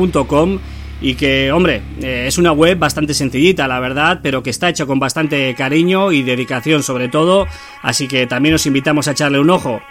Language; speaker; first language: Spanish; native; Spanish